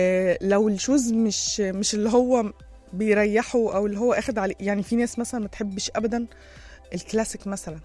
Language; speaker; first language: Arabic; native; Arabic